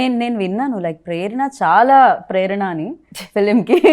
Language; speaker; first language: Telugu; native; Telugu